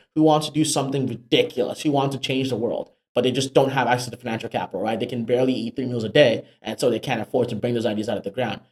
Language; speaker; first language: English; non-native, local second language; Yoruba